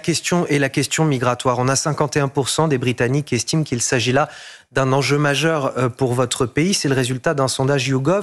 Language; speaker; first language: French; native; French